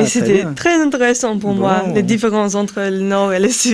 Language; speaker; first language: French; non-native, learner; English